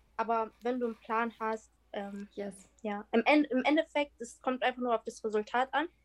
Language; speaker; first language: German; early bilingual, other home language; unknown